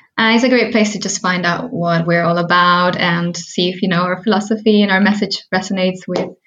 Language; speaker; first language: English; early bilingual, heritage; Spanish